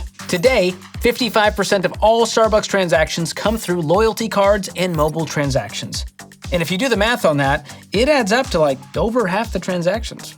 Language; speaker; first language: English; native; English